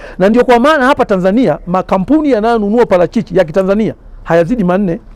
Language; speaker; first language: Swahili; native; Swahili